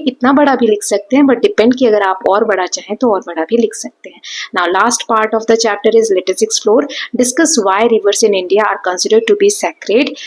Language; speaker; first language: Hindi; native; Hindi